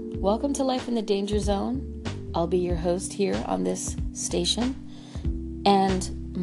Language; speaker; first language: English; native; English